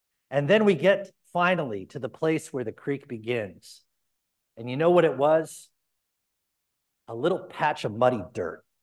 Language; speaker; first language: English; native; English